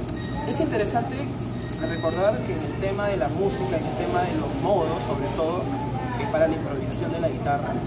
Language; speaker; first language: Spanish; native; Spanish